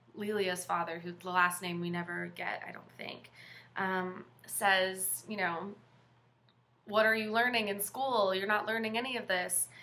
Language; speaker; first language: English; native; English